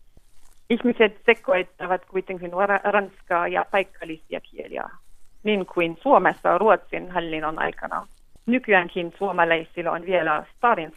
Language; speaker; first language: Finnish; non-native, fluent; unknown